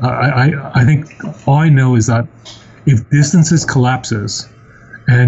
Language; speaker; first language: English; non-native, local second language; Cantonese